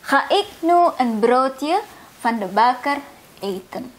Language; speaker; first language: Dutch; non-native, fluent; Indonesian